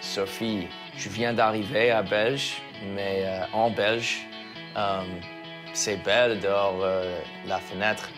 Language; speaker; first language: French; non-native, learner; English